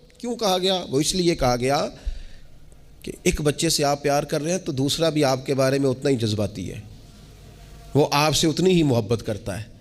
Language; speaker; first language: Urdu; non-native, local second language; Punjabi